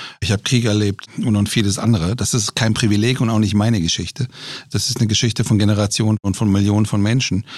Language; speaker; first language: German; early bilingual, other home language; Persian